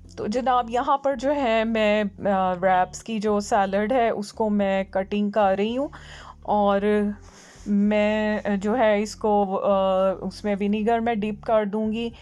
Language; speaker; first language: Urdu; native; Urdu